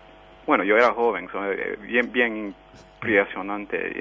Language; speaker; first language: Spanish; early bilingual, heritage; Spanish